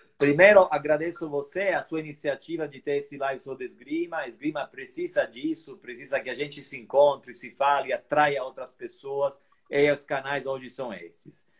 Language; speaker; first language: Portuguese; non-native, fluent; Italian